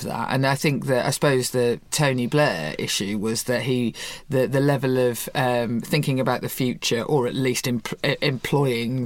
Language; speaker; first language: English; native; English